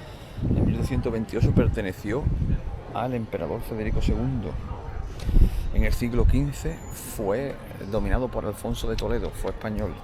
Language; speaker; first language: Spanish; native; Spanish